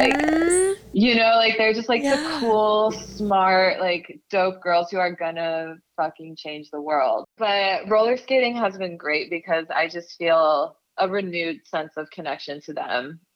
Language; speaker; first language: English; native; English